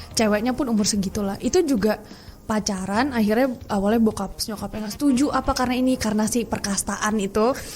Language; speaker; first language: Indonesian; native; Indonesian